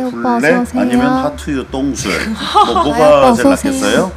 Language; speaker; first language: Korean; native; Korean